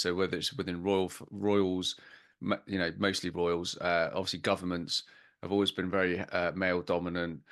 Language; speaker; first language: English; native; English